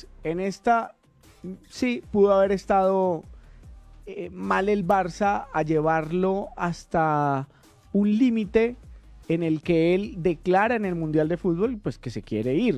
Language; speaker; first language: Spanish; native; Spanish